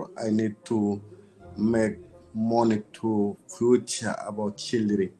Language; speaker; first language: English; non-native, learner; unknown